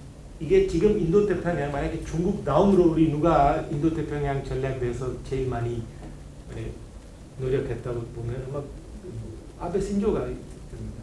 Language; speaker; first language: Korean; non-native, learner; Hindi